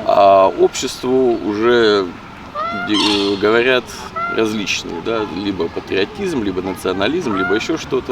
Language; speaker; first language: Russian; native; Russian